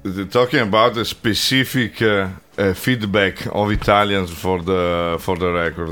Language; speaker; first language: English; non-native, learner; Italian